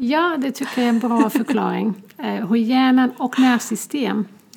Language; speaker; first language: Swedish; non-native, fluent; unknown